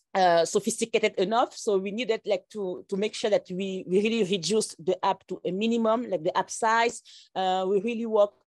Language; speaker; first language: English; non-native, local second language; French